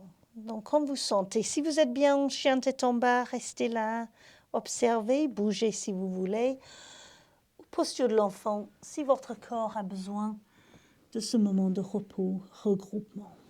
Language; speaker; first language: French; native; French